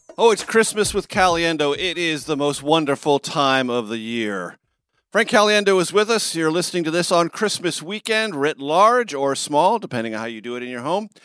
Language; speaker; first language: English; native; English